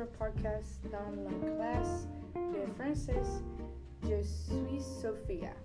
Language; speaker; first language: French; non-native, learner; English